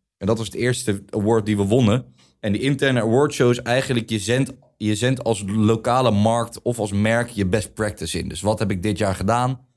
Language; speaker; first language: Dutch; native; Dutch